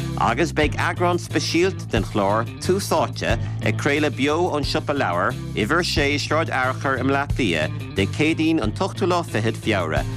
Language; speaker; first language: Irish; native; Irish